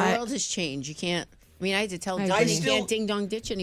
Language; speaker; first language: English; native; English